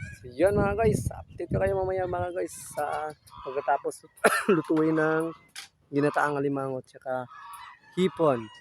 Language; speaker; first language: Filipino; non-native, local second language; Cebuano